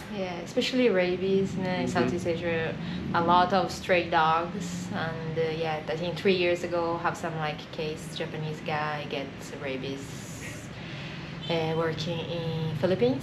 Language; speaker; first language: English; non-native, fluent; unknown